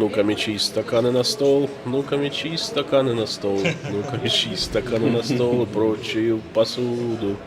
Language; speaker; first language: Russian; native; Russian